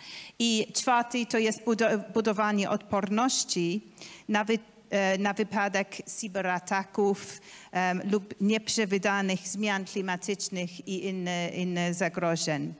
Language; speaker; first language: Polish; non-native, learner; English